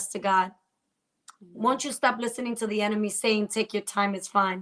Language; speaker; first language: English; native; English